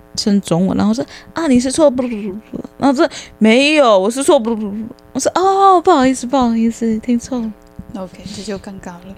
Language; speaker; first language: Chinese; non-native, fluent; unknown